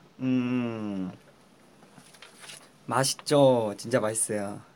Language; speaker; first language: Korean; non-native, fluent; Chinese